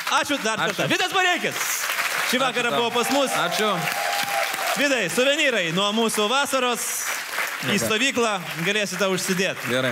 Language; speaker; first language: Lithuanian; native; Lithuanian